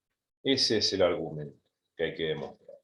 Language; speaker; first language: Spanish; native; Spanish